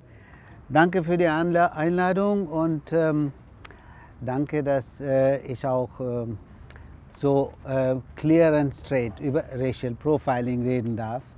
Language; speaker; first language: German; non-native, fluent; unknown